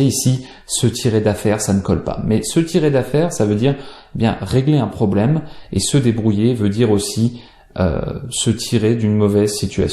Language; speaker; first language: French; native; French